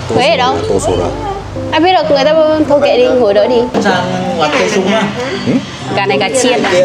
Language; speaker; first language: Korean; non-native, learner; Vietnamese